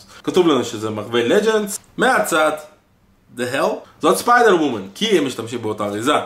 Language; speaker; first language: Hebrew; native; Hebrew